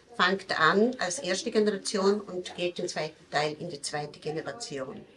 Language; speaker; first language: German; native; German